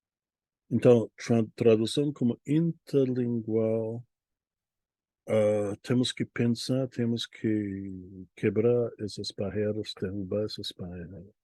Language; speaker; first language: Portuguese; non-native, fluent; English